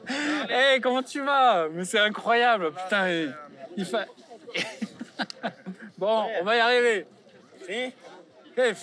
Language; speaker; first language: French; native; French